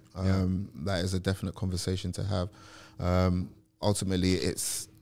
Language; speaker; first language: English; native; English